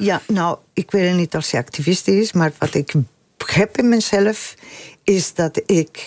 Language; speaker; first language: Dutch; non-native, fluent; Spanish